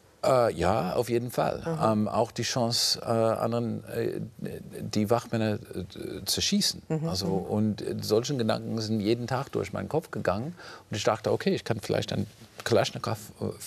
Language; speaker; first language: German; non-native, fluent; English